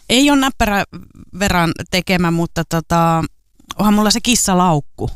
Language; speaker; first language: Finnish; native; Finnish